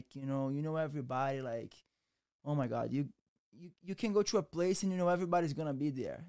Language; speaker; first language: English; non-native, learner; Portuguese